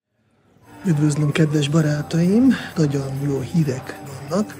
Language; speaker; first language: Hungarian; non-native, fluent; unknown